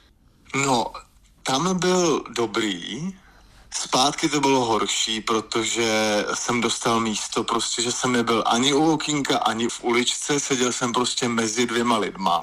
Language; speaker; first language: Czech; native; Czech